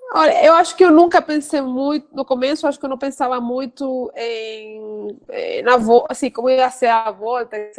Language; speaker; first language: Portuguese; non-native, fluent; Spanish